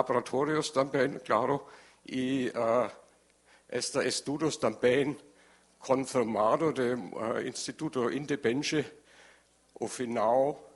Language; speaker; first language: Portuguese; non-native, learner; German